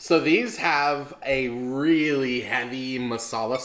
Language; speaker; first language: English; native; English